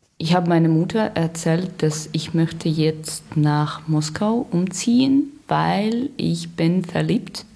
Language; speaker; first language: German; non-native, learner; Russian